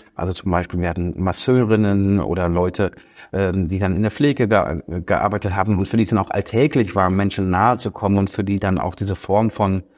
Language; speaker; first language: German; native; German